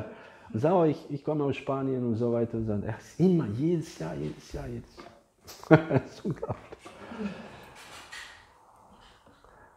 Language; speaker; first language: German; non-native, fluent; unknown